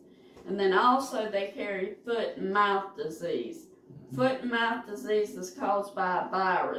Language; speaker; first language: English; native; English